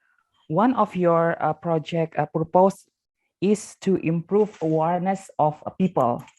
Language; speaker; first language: English; non-native, learner; Indonesian